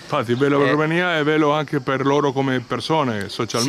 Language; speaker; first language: Italian; native; Italian